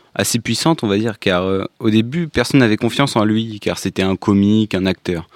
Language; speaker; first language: French; non-native, learner; Ukrainian